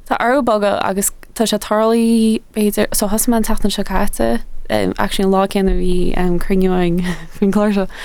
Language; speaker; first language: Irish; native; Irish